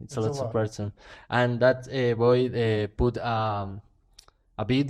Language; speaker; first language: English; non-native, learner; Spanish